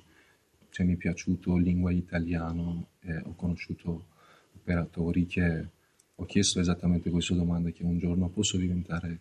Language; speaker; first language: Italian; non-native, learner; Persian